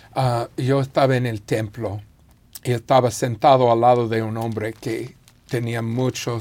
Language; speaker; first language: Spanish; non-native, fluent; English